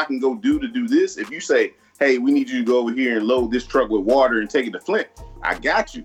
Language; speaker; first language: English; native; English